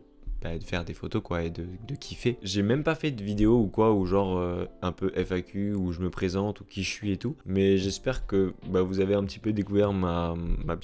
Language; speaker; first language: French; native; French